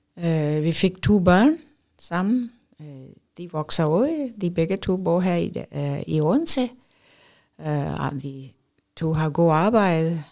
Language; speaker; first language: Danish; non-native, fluent; Urdu